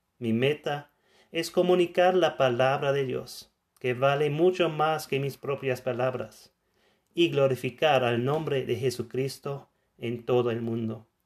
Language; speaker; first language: Spanish; non-native, fluent; German